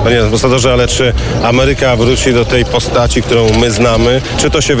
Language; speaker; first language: Polish; native; Polish